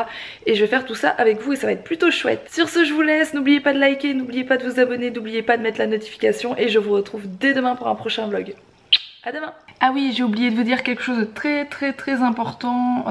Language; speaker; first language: French; native; French